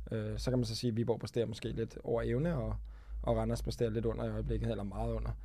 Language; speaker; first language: Danish; native; Danish